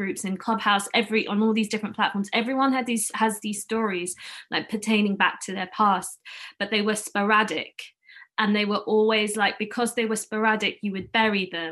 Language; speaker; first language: English; non-native, local second language; Cantonese